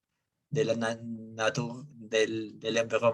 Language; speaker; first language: French; non-native, learner; Spanish